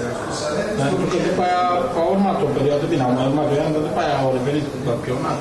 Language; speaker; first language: Romanian; native; Romanian